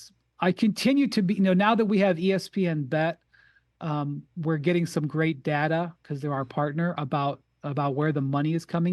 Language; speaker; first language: English; native; English